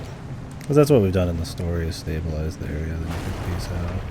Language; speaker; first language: English; native; English